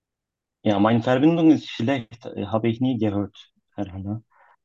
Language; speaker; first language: German; non-native, learner; Turkish